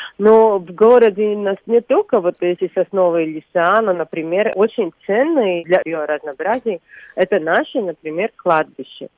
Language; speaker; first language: Russian; non-native, local second language; Latvian